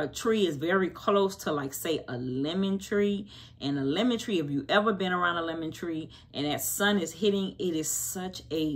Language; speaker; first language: English; native; English